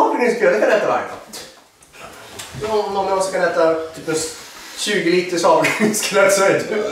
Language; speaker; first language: Swedish; native; Swedish